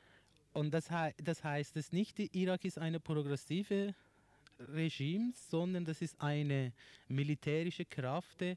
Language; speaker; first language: German; non-native, learner; Persian